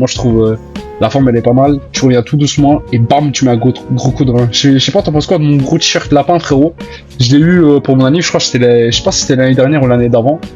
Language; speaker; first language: French; native; French